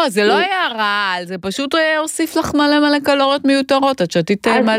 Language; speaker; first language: Hebrew; native; Hebrew